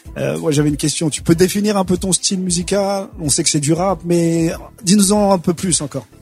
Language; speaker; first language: French; native; French